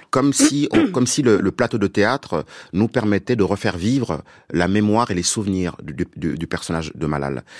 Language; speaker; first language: French; non-native, local second language; Wolof